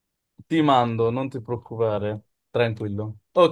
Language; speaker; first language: Italian; non-native, fluent; Bangla